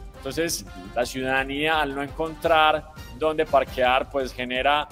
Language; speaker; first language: Spanish; native; Spanish